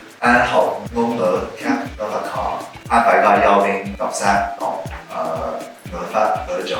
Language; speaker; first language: Vietnamese; non-native, learner; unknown